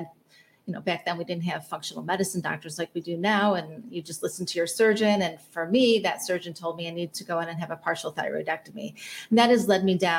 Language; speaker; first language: English; native; English